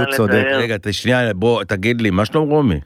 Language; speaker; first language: Hebrew; native; Hebrew